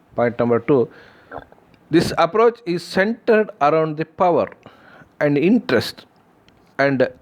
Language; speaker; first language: English; non-native, local second language; Kannada